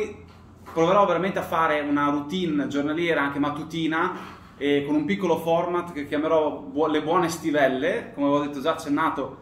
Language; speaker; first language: Italian; native; Italian